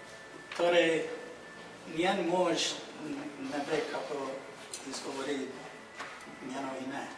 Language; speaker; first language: Slovenian; non-native, fluent; English